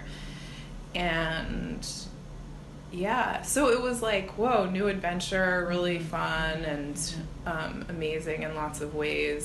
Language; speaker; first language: English; native; English